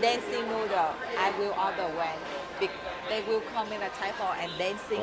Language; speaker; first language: English; non-native, learner; Vietnamese